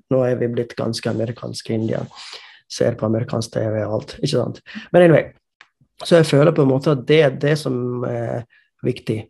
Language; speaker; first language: Norwegian; non-native, fluent; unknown